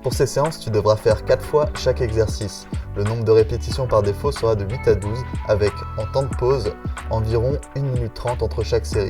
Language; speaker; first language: French; native; French